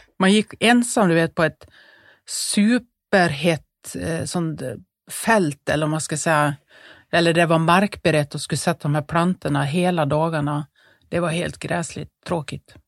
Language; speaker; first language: Swedish; native; Swedish